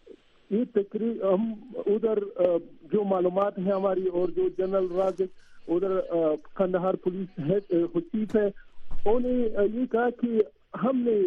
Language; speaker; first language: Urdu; non-native, learner; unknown